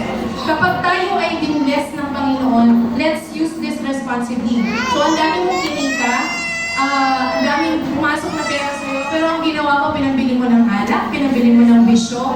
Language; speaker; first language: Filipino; native; Filipino